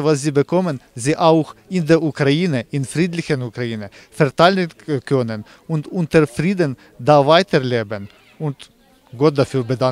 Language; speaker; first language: German; non-native, fluent; Ukrainian